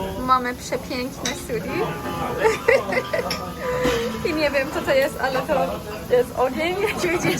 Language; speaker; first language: Polish; non-native, learner; Persian